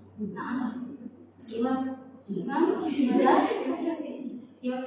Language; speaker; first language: Arabic; non-native, learner; Indonesian